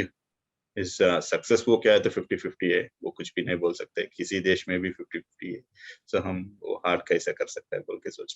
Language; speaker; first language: Hindi; non-native, local second language; Telugu